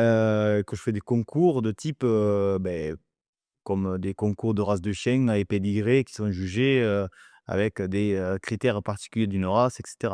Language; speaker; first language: French; native; French